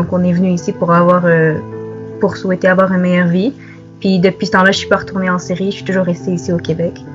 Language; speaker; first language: French; early bilingual, other home language; Arabic